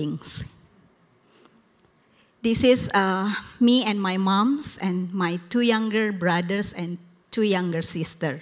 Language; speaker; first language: English; non-native, learner; Indonesian